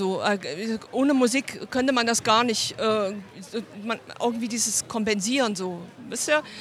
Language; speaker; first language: German; native; German